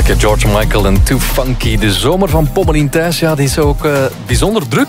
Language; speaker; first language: Dutch; native; Dutch